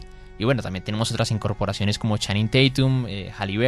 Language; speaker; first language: Spanish; native; Spanish